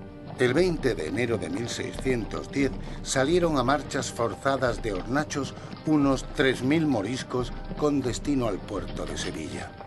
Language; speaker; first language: Spanish; native; Spanish